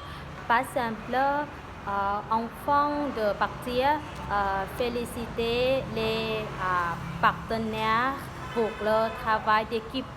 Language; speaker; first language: French; non-native, learner; Vietnamese